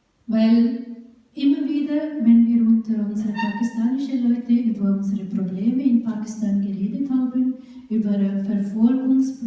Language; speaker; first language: German; non-native, fluent; Urdu